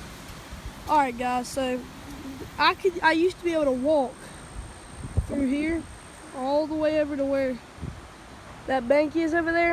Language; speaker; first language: English; native; English